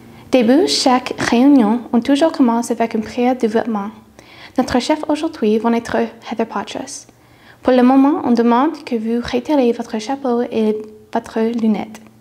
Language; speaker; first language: French; non-native, learner; English